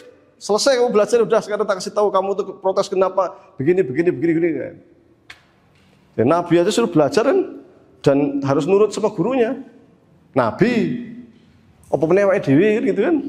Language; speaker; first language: Indonesian; native; Indonesian